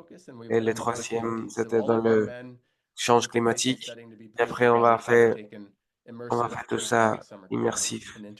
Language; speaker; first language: French; non-native, learner; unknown